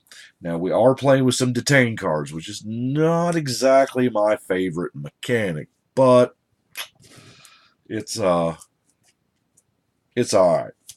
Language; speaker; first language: English; native; English